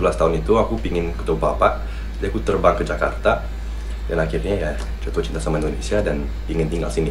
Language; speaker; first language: Indonesian; non-native, fluent; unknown